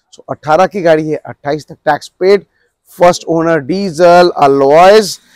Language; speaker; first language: Hindi; native; Hindi